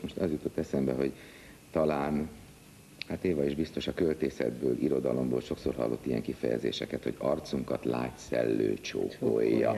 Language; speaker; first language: Hungarian; native; Hungarian